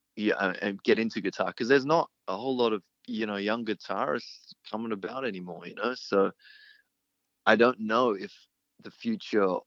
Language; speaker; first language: English; early bilingual, other home language; Hindi